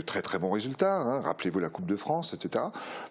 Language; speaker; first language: French; native; French